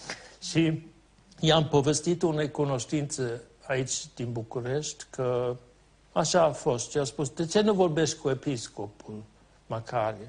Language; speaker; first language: Romanian; non-native, fluent; Swedish